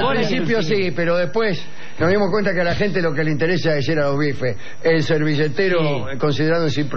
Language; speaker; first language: Spanish; native; Spanish